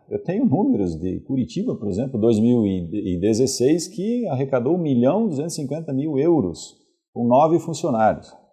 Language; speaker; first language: Portuguese; non-native, local second language; Venetian